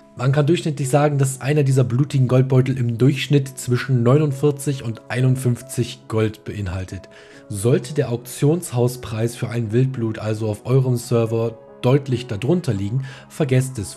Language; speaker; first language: German; native; German